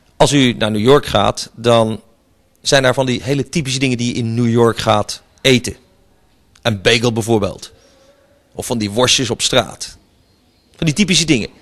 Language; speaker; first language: Dutch; native; Dutch